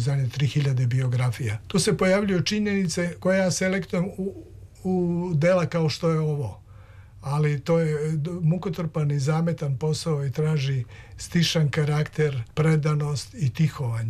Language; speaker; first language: Serbian; native; Serbian